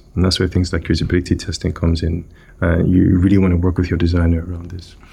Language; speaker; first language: English; non-native, local second language; Yoruba